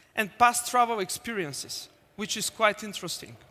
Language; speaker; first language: English; non-native, fluent; Bulgarian